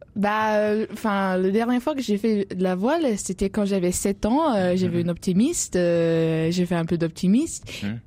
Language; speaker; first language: French; non-native, fluent; English